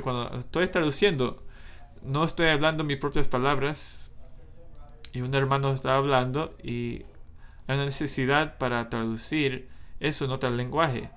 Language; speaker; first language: Spanish; non-native, fluent; English